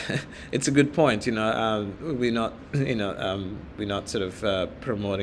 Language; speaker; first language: English; non-native, fluent; Portuguese